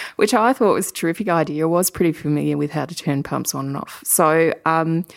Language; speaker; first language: English; native; English